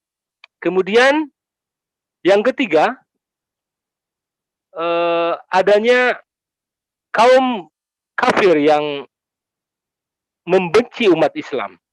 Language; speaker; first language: Indonesian; native; Indonesian